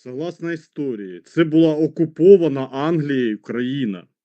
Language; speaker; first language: Ukrainian; non-native, local second language; Russian